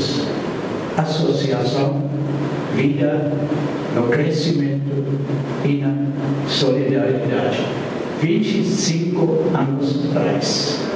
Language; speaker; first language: Portuguese; non-native, fluent; German